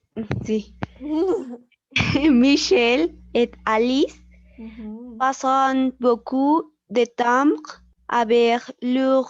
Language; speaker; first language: French; non-native, learner; Spanish